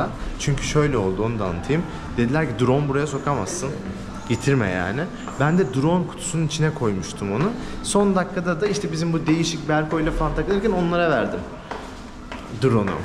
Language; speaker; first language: Turkish; native; Turkish